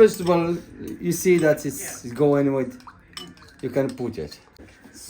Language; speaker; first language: English; non-native, fluent; Arabic